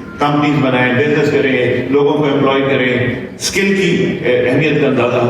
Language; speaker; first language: Urdu; non-native, local second language; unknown